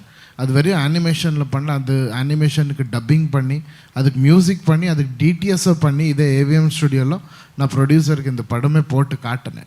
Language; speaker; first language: Tamil; non-native, local second language; Kannada